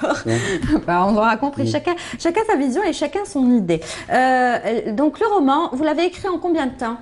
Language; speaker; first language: French; non-native, local second language; Arabic